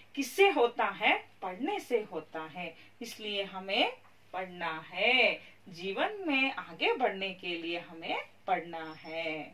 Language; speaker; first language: Hindi; non-native, local second language; Kannada